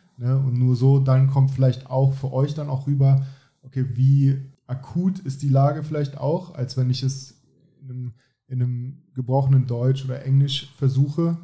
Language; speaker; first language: German; native; German